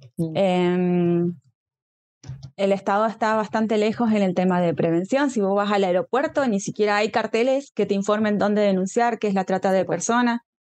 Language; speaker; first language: Spanish; native; Spanish